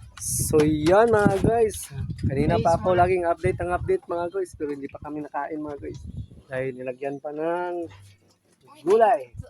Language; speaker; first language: Filipino; non-native, local second language; Cebuano